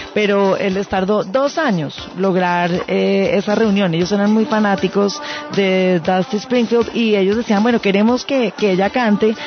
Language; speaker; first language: Spanish; native; Spanish